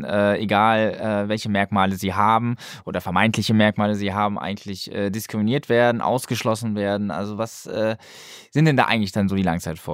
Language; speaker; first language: German; native; German